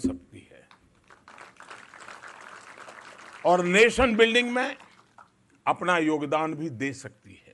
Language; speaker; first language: Hindi; non-native, local second language; Gujarati